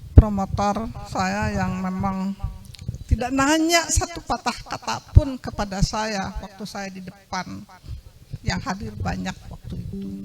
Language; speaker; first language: Indonesian; non-native, local second language; Sundanese